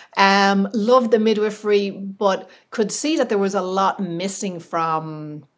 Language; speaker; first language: English; native; English